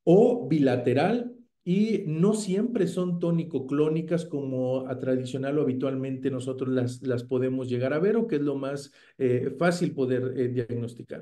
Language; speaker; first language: Spanish; native; Spanish